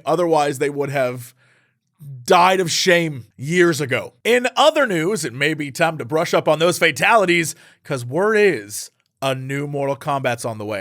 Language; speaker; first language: English; native; English